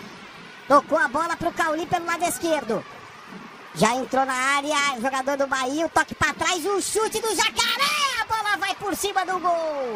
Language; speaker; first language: Portuguese; native; Portuguese